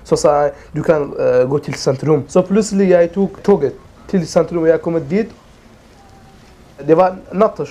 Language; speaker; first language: Norwegian; non-native, learner; Kurdish